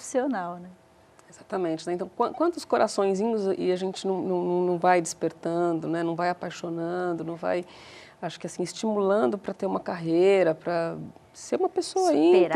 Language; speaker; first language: Portuguese; native; Portuguese